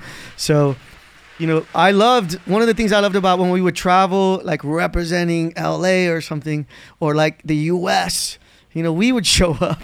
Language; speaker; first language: English; native; English